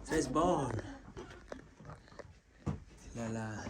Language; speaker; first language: Italian; native; Italian